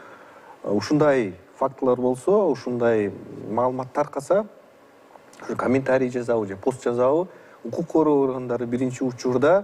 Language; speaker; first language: Kyrgyz; native; Kyrgyz